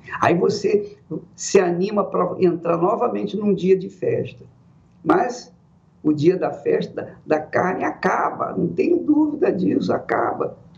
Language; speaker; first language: Portuguese; native; Portuguese